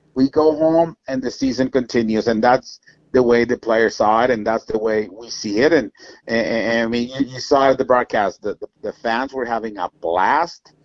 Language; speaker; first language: English; non-native, fluent; Spanish